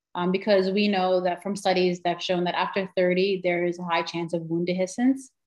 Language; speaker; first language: English; native; English